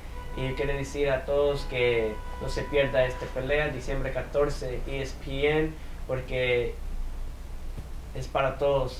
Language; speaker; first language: Spanish; early bilingual, heritage; English